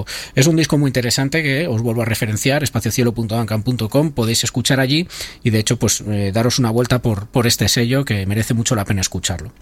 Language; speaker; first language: Spanish; native; Spanish